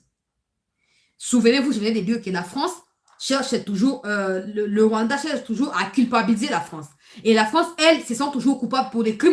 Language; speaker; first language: French; non-native, local second language; Lingala